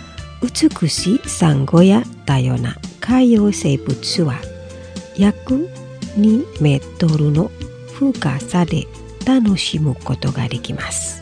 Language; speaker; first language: Japanese; non-native, fluent; Indonesian